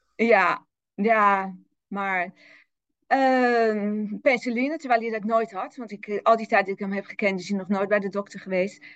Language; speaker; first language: Dutch; native; Dutch